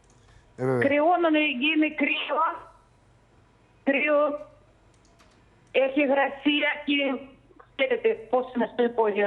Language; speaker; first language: Greek; non-native, fluent; Russian